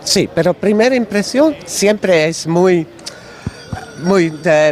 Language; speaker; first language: Spanish; non-native, learner; Dutch